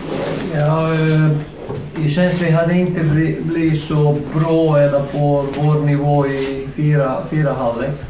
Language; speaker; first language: Swedish; non-native, fluent; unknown